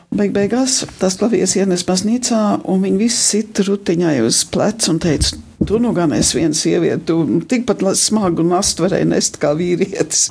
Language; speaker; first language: Latvian; early bilingual, heritage; Latvian